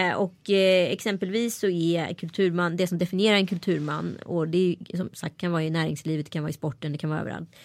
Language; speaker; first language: Swedish; native; Swedish